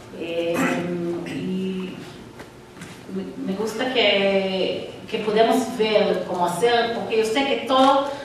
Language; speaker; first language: Spanish; non-native, fluent; Hebrew